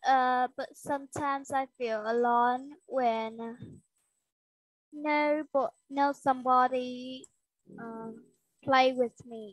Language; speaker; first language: English; non-native, learner; Vietnamese